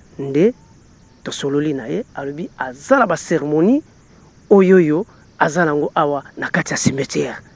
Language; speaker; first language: Lingala; non-native, local second language; Kongo